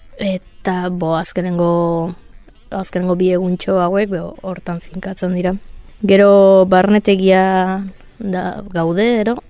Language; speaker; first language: Basque; non-native, local second language; Spanish